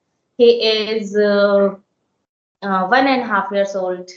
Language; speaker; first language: English; non-native, learner; Hindi